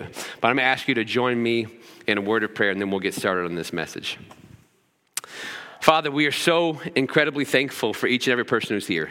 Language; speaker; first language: English; native; English